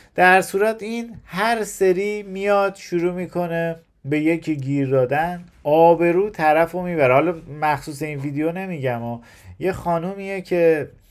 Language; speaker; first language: Persian; native; Persian